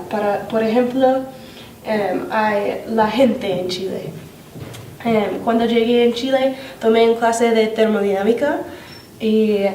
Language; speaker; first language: Spanish; non-native, learner; English